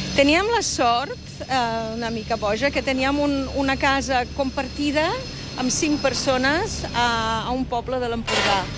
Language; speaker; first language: Catalan; non-native, fluent; German